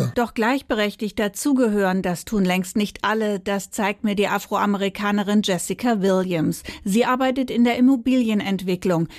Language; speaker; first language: German; native; German